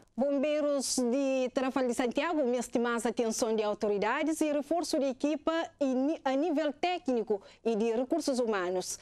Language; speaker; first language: Portuguese; non-native, local second language; Kabuverdianu